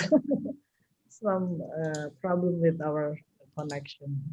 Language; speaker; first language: English; non-native, local second language; Indonesian